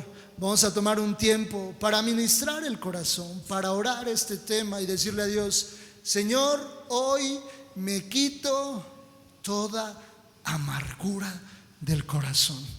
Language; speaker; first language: Spanish; native; Spanish